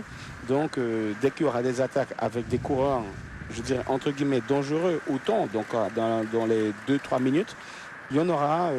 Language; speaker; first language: French; native; French